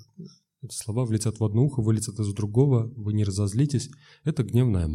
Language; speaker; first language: Russian; native; Russian